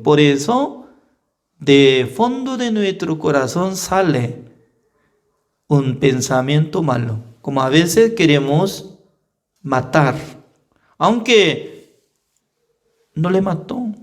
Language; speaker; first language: Spanish; non-native, fluent; Korean